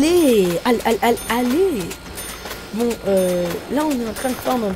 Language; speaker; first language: French; native; French